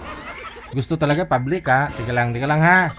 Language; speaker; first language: Filipino; native; Filipino